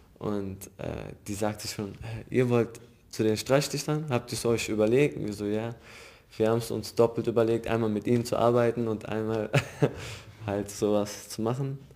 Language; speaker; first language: German; early bilingual, other home language; Arabic